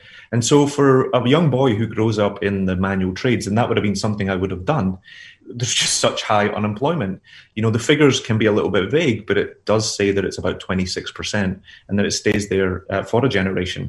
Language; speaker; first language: English; native; English